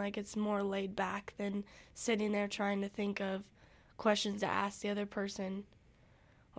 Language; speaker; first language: English; native; English